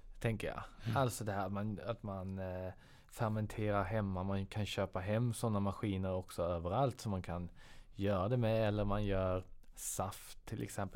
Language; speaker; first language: Swedish; native; Swedish